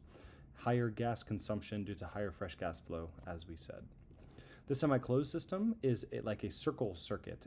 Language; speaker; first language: English; native; English